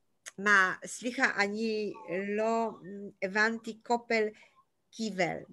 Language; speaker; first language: Hebrew; non-native, learner; Polish